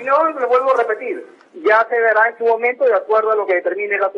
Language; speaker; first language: Spanish; native; Spanish